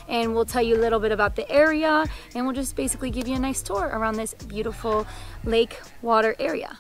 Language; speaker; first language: English; native; English